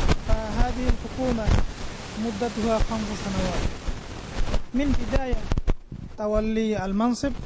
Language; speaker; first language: Arabic; non-native, learner; Bangla